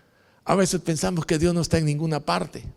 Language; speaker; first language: Spanish; native; Spanish